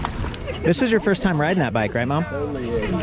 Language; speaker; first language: English; native; English